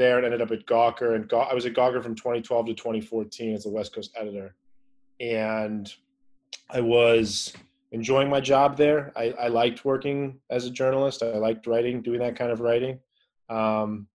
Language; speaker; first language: English; native; English